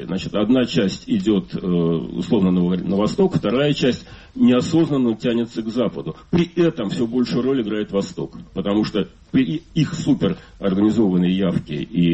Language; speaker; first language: Russian; native; Russian